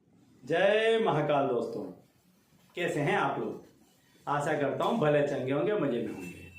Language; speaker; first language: Hindi; native; Hindi